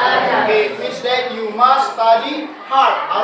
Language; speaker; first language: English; non-native, fluent; Indonesian